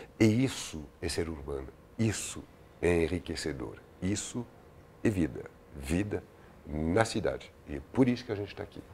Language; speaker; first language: Portuguese; non-native, fluent; French